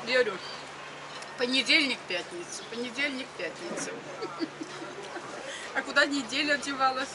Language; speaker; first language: Russian; native; Russian